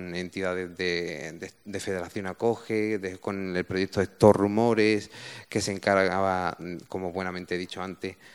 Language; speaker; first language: Spanish; native; Spanish